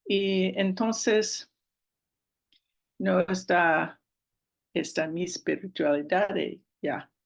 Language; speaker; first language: Spanish; non-native, learner; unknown